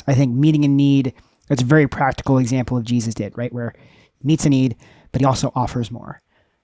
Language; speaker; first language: English; native; English